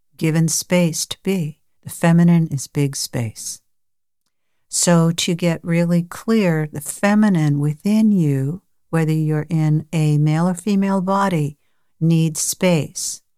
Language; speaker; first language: English; native; English